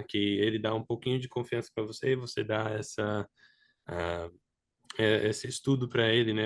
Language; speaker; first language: Portuguese; non-native, fluent; English